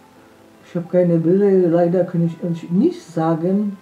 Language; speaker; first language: German; non-native, fluent; Polish